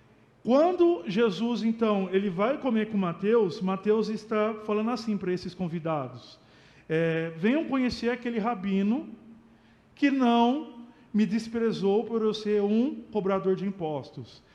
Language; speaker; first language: Portuguese; native; Portuguese